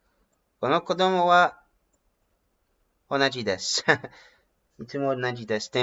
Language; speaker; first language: Japanese; non-native, learner; English